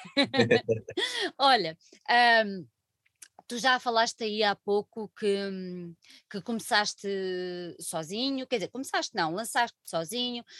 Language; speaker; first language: Portuguese; native; Portuguese